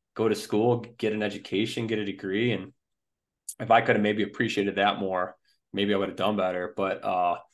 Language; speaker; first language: English; native; English